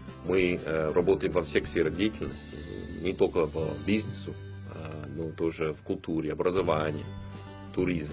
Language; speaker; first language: Russian; non-native, fluent; English